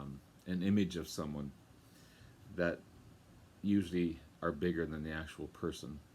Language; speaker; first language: English; native; English